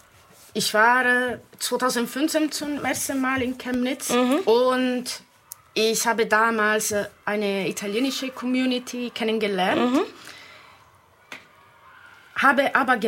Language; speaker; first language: German; non-native, fluent; Italian